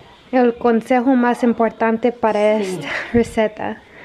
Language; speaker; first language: Spanish; early bilingual, other home language; English